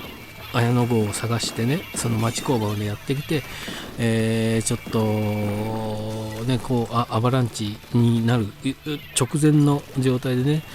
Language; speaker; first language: Japanese; native; Japanese